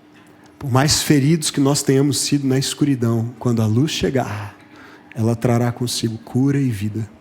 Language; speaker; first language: Portuguese; native; Portuguese